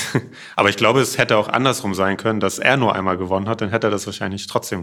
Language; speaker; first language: German; native; German